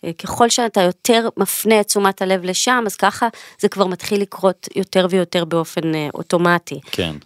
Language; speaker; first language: Hebrew; native; Hebrew